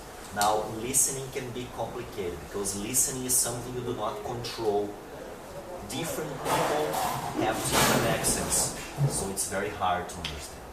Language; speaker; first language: English; non-native, fluent; Portuguese